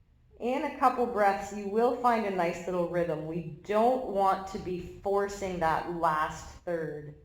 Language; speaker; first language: English; native; English